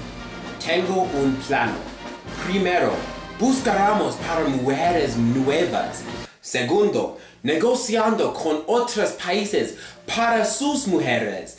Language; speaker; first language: Spanish; non-native, learner; English